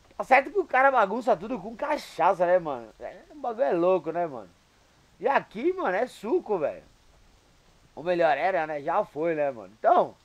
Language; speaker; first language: Portuguese; native; Portuguese